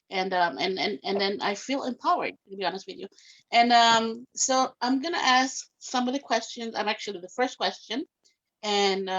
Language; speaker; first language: English; early bilingual, other home language; Spanish